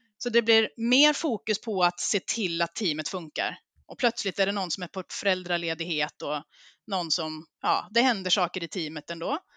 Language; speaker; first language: Swedish; native; Swedish